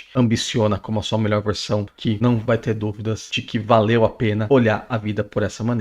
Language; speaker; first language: Portuguese; native; Portuguese